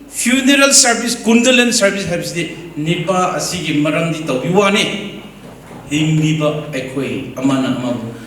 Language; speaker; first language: Manipuri; non-native, local second language; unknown